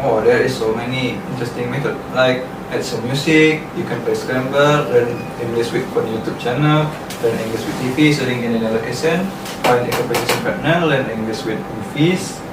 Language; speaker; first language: English; non-native, learner; Indonesian